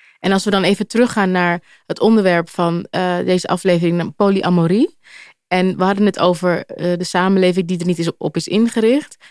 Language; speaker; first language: Dutch; native; Dutch